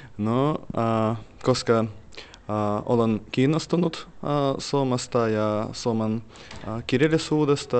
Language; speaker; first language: Finnish; non-native, fluent; Russian